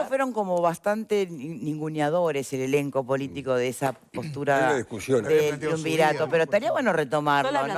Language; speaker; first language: Spanish; native; Spanish